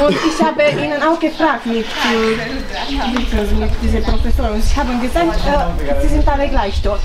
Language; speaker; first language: German; non-native, fluent; Romanian